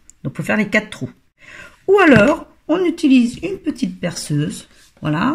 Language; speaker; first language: French; native; French